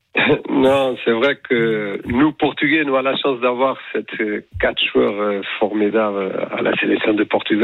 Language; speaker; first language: French; non-native, fluent; Portuguese